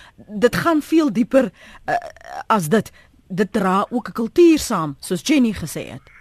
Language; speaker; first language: Afrikaans; native; Afrikaans